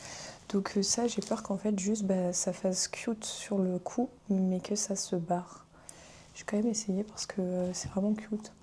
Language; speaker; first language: French; native; French